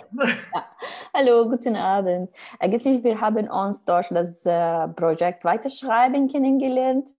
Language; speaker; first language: German; non-native, learner; Arabic